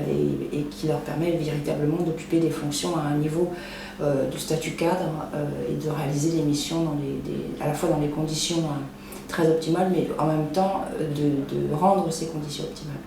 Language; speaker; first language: French; native; French